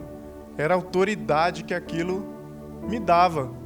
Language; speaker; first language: Portuguese; native; Portuguese